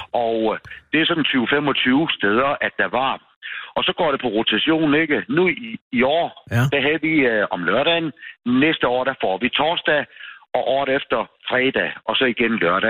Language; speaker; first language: Danish; native; Danish